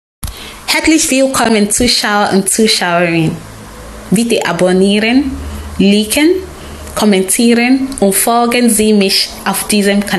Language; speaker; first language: German; non-native, learner; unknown